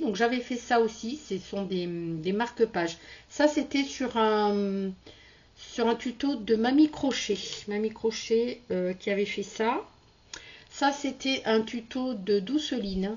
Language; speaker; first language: French; native; French